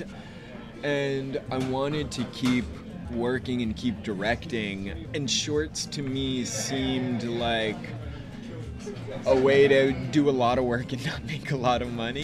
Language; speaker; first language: English; native; English